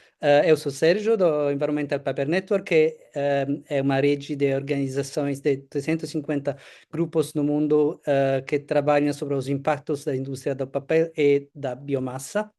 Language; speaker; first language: Portuguese; non-native, fluent; Italian